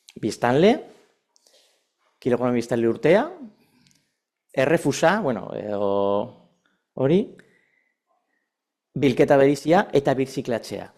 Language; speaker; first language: Basque; non-native, local second language; Spanish